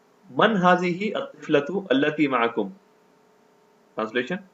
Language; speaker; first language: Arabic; non-native, fluent; Urdu